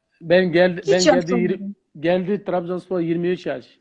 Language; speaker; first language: Turkish; non-native, learner; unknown